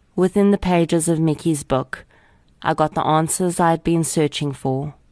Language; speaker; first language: English; native; English